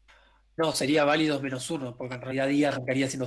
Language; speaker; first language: Spanish; native; Spanish